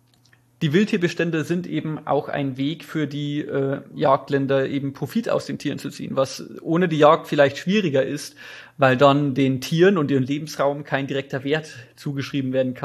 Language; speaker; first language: German; native; German